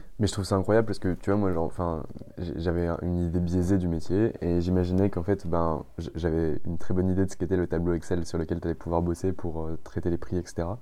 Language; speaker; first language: French; native; French